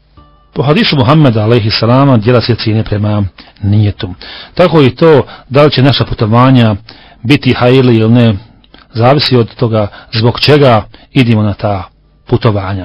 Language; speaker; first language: Serbian; native; Serbian